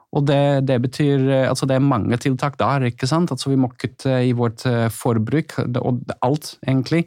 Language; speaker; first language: Norwegian; non-native, fluent; Dutch